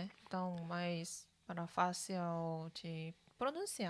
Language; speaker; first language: Portuguese; non-native, learner; Korean